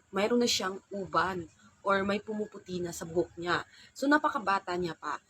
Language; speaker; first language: Filipino; non-native, local second language; Hiligaynon